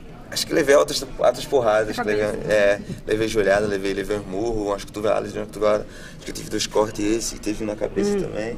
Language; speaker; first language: Portuguese; native; Portuguese